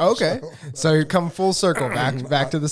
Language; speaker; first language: English; native; English